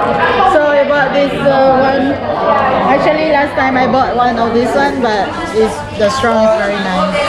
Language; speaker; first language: English; non-native, local second language; Filipino